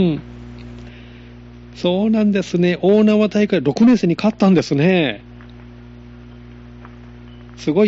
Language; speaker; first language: Japanese; native; Japanese